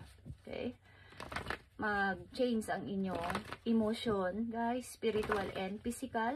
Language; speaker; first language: Filipino; native; Filipino